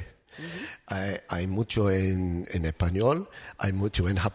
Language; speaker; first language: Spanish; non-native, fluent; English